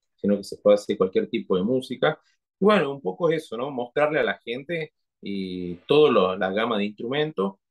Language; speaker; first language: Spanish; native; Spanish